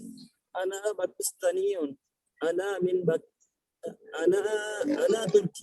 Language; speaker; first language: Arabic; non-native, learner; Indonesian